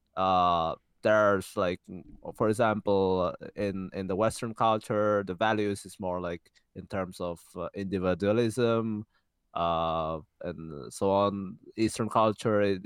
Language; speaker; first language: English; early bilingual, heritage; Czech